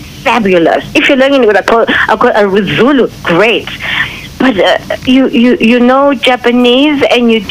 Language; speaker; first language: English; non-native, local second language; Zulu